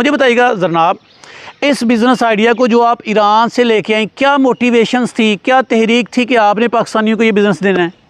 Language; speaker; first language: Urdu; native; Urdu